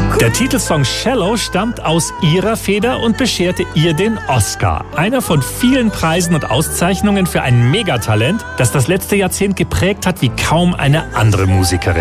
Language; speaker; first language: German; native; German